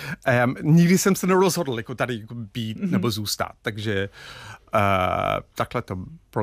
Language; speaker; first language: Czech; non-native, fluent; English